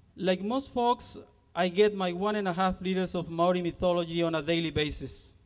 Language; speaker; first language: English; non-native, fluent; Spanish